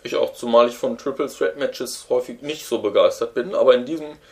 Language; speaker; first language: German; native; German